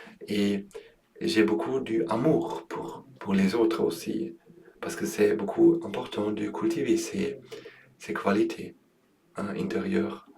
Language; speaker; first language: French; non-native, learner; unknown